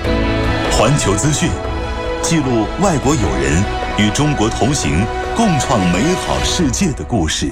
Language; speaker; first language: Chinese; native; Chinese